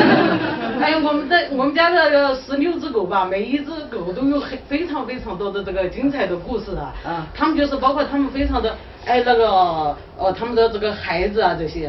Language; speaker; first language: Chinese; native; Chinese